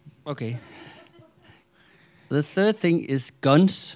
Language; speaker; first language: English; non-native, fluent; Danish